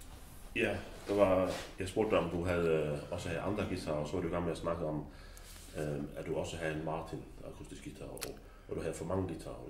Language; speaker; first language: Danish; native; Danish